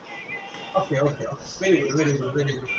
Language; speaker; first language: English; non-native, local second language; Malayalam